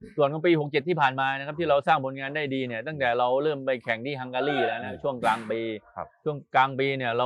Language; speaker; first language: Thai; native; Thai